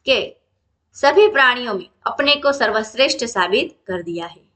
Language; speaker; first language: Hindi; non-native, local second language; Gujarati